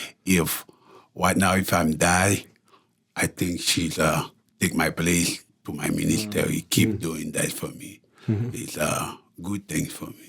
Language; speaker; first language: English; non-native, local second language; Haitian Creole